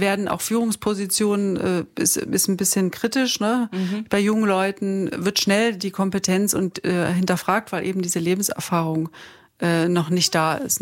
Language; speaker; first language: German; native; German